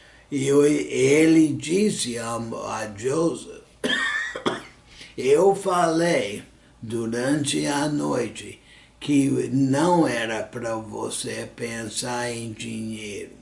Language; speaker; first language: Portuguese; non-native, fluent; English